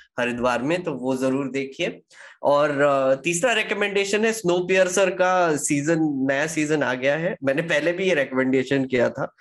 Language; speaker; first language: Hindi; native; Hindi